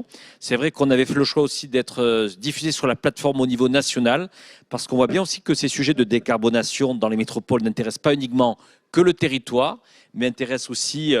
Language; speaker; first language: French; native; French